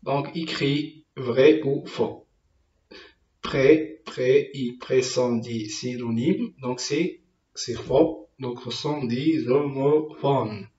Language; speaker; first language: French; non-native, local second language; Arabic